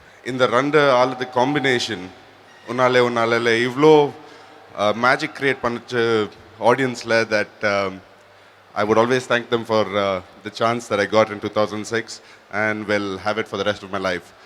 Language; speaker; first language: Tamil; non-native, learner; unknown